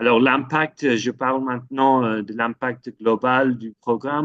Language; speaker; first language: French; non-native, fluent; English